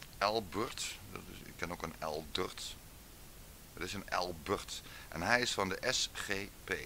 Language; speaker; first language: Dutch; native; Dutch